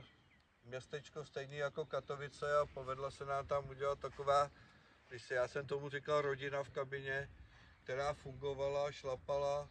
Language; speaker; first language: Czech; native; Czech